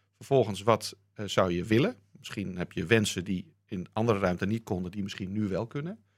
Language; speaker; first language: Dutch; native; Dutch